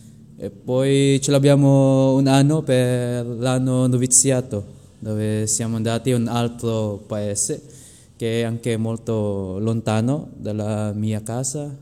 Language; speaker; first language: Italian; non-native, fluent; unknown